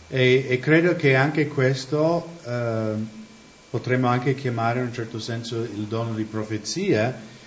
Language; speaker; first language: Italian; non-native, fluent; English